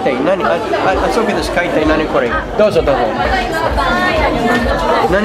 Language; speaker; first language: Japanese; non-native, learner; English